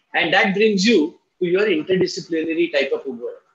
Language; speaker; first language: English; non-native, local second language; Marathi